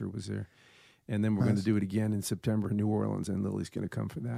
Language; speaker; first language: English; native; English